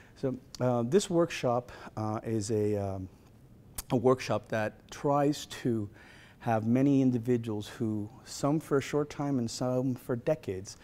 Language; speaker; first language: English; native; English